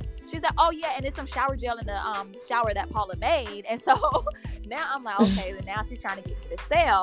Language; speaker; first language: English; native; English